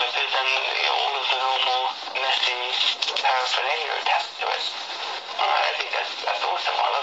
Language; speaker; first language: English; native; English